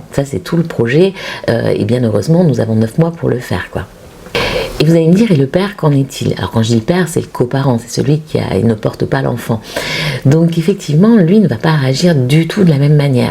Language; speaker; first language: French; native; French